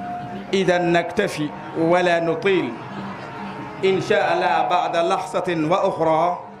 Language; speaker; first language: Arabic; non-native, fluent; Wolof